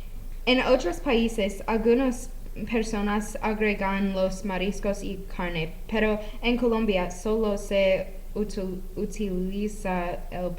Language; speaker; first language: Spanish; non-native, learner; English